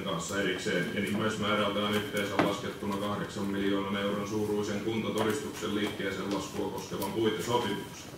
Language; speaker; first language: Finnish; native; Finnish